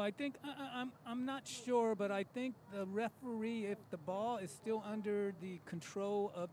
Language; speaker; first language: English; native; English